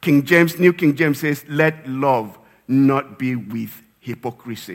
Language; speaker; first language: English; non-native, local second language; Yoruba